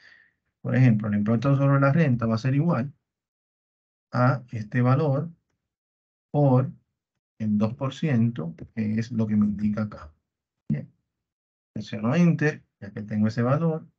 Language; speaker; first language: Spanish; native; Spanish